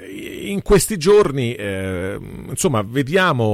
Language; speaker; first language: Italian; native; Italian